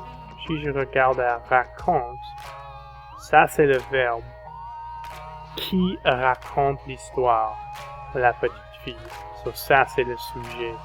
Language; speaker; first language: French; non-native, fluent; English